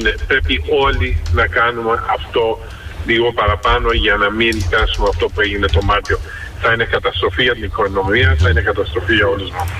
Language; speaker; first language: Greek; early bilingual, heritage; Greek